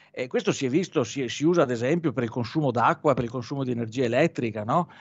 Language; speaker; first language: Italian; native; Italian